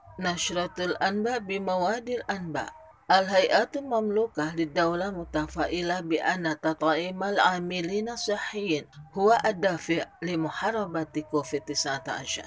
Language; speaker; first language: Arabic; non-native, fluent; Indonesian